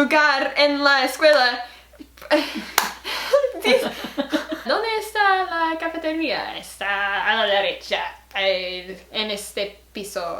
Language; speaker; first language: Spanish; non-native, learner; English